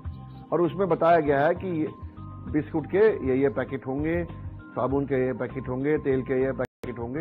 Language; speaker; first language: Hindi; native; Hindi